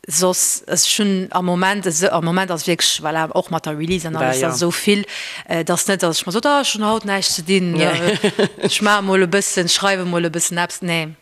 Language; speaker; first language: Luxembourgish; early bilingual, other home language; Portuguese